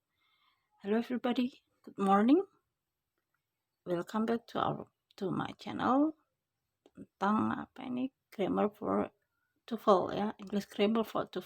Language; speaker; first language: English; non-native, fluent; Indonesian